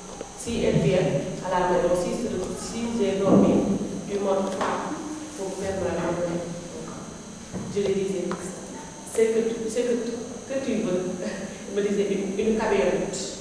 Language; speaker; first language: French; non-native, learner; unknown